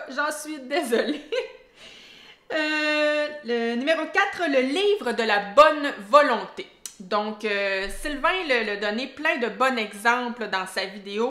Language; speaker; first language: French; native; French